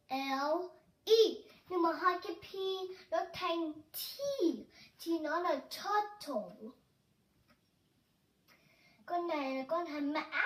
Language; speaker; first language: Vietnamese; early bilingual, heritage; Vietnamese